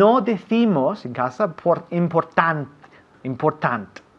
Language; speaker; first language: Spanish; non-native, fluent; English